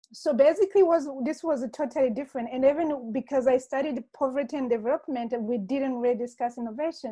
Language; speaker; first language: English; non-native, local second language; Kinyarwanda